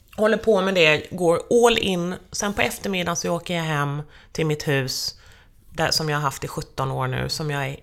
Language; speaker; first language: Swedish; native; Swedish